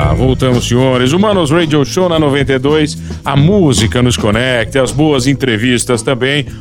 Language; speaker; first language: Portuguese; native; Portuguese